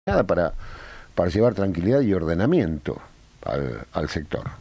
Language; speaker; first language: Spanish; native; Spanish